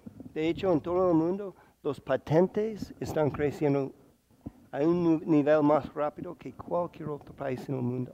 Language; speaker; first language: Spanish; non-native, fluent; English